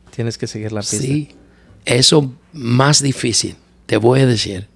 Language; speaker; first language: Spanish; non-native, learner; English